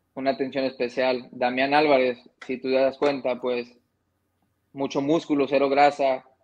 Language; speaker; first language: Spanish; early bilingual, heritage; Spanish